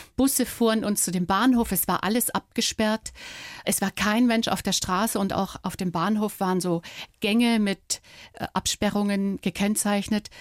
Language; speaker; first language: German; native; German